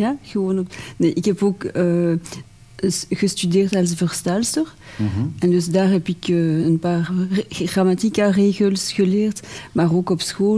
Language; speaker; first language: Dutch; non-native, local second language; French